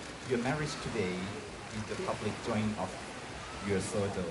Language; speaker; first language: English; non-native, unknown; Thai